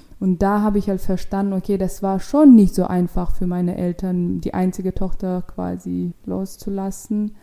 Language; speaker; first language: German; non-native, fluent; Russian